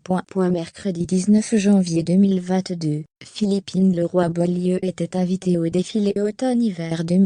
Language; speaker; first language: French; native; French